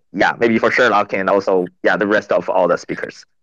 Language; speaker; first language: English; non-native, fluent; Chinese